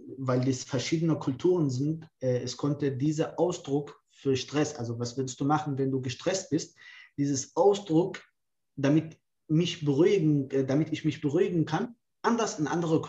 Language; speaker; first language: German; non-native, fluent; Kurdish